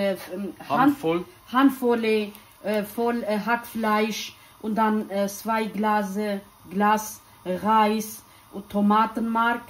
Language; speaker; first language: German; non-native, learner; Kurdish